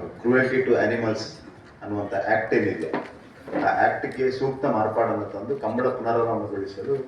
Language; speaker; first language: Kannada; non-native, local second language; Tulu